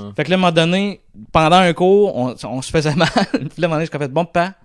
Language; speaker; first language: French; native; French